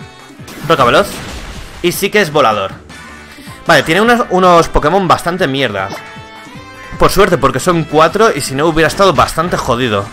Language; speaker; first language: Spanish; native; Spanish